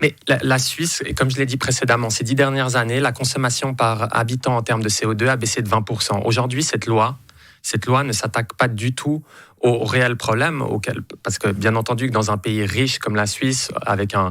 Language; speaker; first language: French; native; French